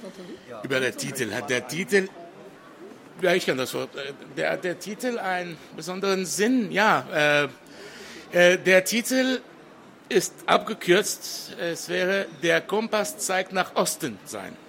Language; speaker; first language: German; non-native, fluent; French